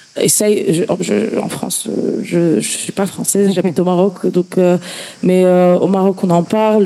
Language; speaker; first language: French; non-native, local second language; Arabic